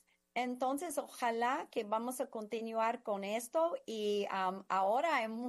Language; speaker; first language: Spanish; non-native, fluent; English